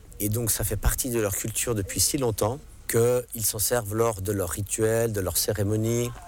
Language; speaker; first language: French; non-native, local second language; English